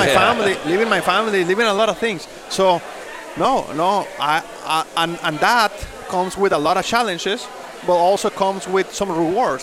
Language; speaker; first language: English; non-native, fluent; Spanish